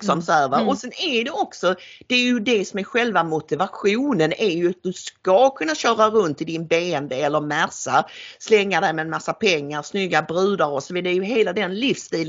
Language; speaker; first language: Swedish; native; Swedish